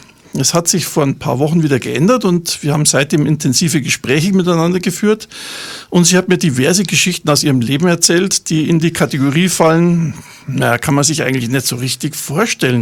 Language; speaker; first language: German; native; German